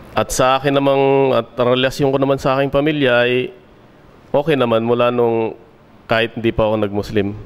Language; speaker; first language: Filipino; native; Filipino